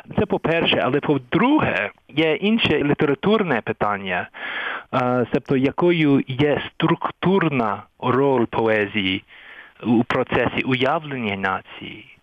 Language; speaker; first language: Ukrainian; non-native, fluent; English